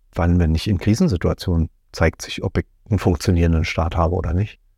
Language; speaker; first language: German; native; German